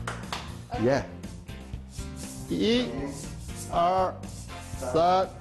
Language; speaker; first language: Chinese; native; Chinese